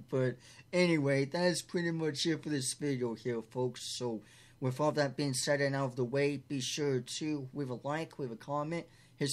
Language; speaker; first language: English; native; English